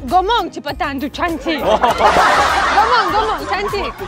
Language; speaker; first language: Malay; non-native, learner; Russian